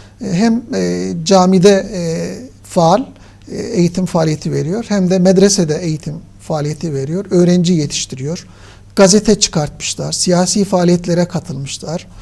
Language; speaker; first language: Turkish; native; Turkish